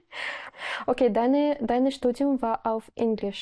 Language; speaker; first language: German; non-native, learner; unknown